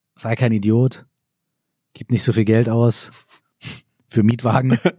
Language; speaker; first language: German; native; German